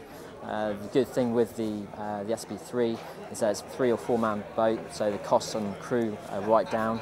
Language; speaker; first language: English; native; English